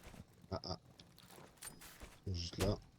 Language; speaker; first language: French; native; French